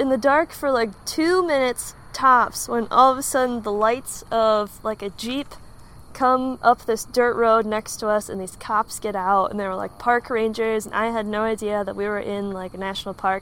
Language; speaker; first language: English; native; English